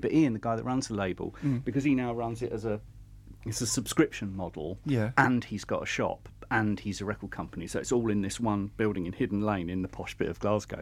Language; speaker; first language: English; native; English